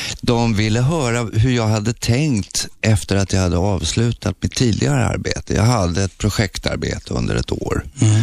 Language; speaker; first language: Swedish; native; Swedish